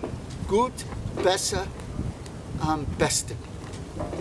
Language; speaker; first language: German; non-native, fluent; English